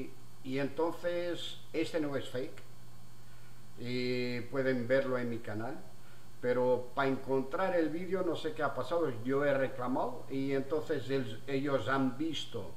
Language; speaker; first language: Spanish; non-native, fluent; Portuguese